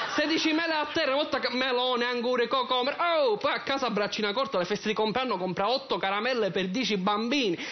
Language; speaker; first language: Italian; native; Italian